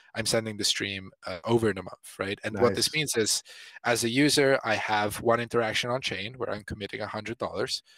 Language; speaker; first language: English; non-native, fluent; Italian